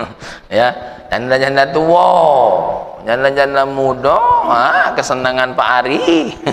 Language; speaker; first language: Indonesian; native; Indonesian